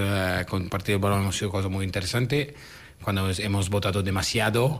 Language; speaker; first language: Spanish; non-native, fluent; Italian